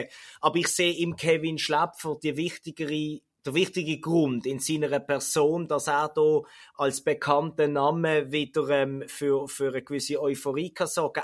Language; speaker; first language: German; native; German